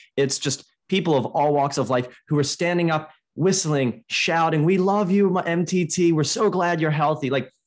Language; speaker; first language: English; native; English